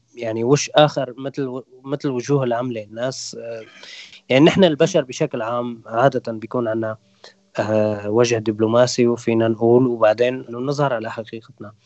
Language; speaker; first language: Arabic; non-native, local second language; Kurdish